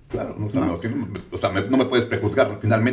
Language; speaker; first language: Spanish; native; Spanish